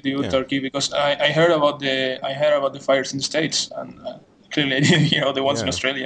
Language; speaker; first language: English; non-native, fluent; Spanish